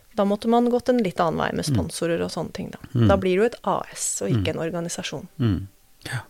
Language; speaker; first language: Norwegian; native; Norwegian